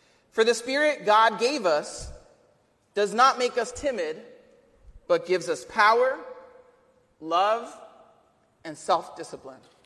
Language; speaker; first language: English; native; English